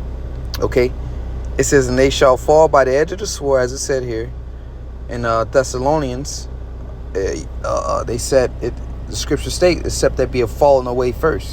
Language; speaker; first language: English; native; English